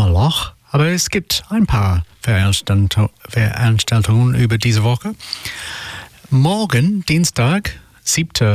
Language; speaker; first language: German; non-native, learner; English